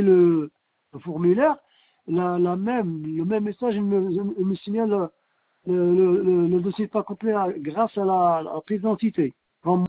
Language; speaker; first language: French; non-native, fluent; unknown